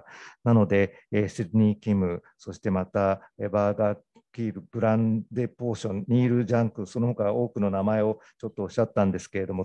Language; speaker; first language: Japanese; native; Japanese